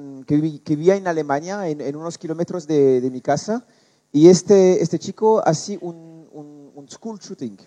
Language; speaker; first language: Spanish; non-native, learner; French